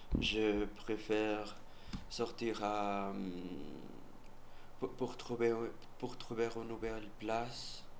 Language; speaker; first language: French; non-native, learner; Spanish